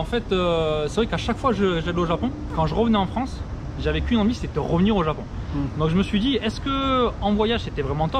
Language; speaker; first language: French; native; French